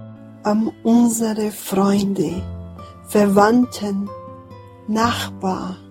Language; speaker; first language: German; non-native, fluent; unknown